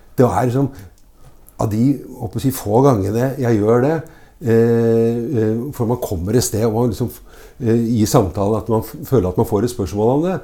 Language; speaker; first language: Norwegian; native; Norwegian